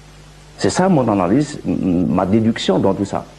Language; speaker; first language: French; non-native, local second language; Kabyle